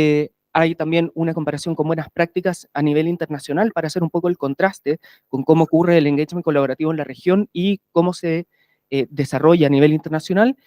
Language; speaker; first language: Spanish; native; Spanish